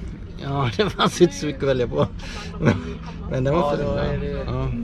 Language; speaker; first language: Swedish; native; Swedish